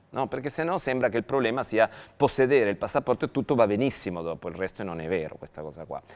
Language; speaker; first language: Italian; non-native, fluent; Spanish